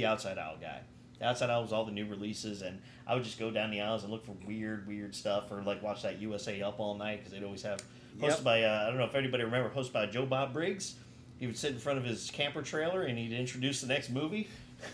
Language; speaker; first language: English; native; English